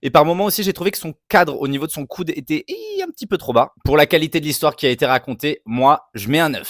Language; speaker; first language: French; native; French